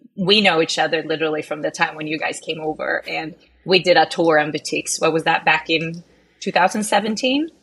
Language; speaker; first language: English; non-native, fluent; Swedish